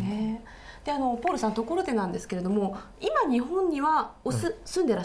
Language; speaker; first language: Japanese; native; Japanese